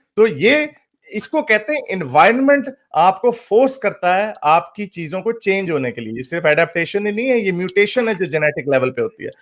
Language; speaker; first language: Urdu; native; Urdu